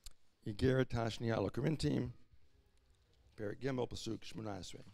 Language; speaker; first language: Hebrew; non-native, fluent; English